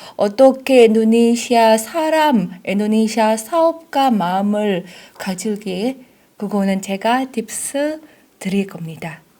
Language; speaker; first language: Korean; non-native, fluent; Indonesian